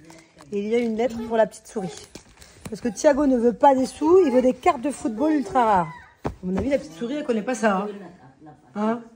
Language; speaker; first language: French; native; French